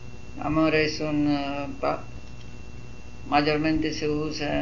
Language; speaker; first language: Spanish; non-native, fluent; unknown